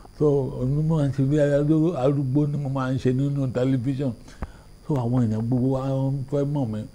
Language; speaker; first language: Yoruba; native; Yoruba